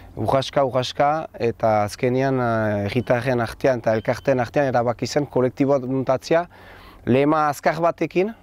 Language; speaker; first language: Basque; native; Basque